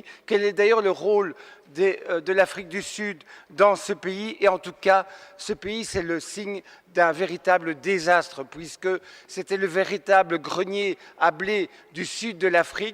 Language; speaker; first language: French; native; French